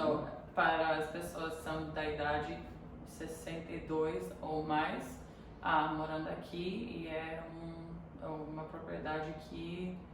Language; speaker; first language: Portuguese; early bilingual, heritage; Portuguese